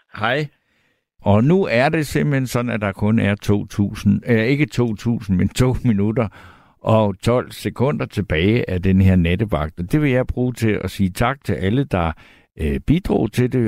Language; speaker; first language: Danish; native; Danish